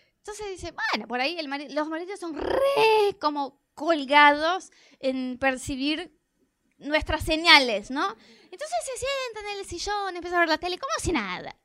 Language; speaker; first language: Spanish; non-native, fluent; Portuguese